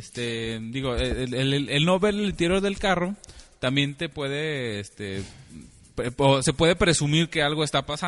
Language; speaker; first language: Spanish; native; Spanish